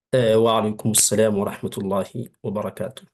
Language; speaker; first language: Arabic; non-native, fluent; Urdu